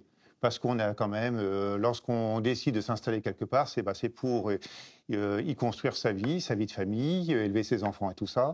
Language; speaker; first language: French; native; French